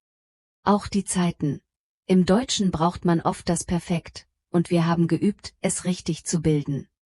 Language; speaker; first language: German; non-native, fluent; Polish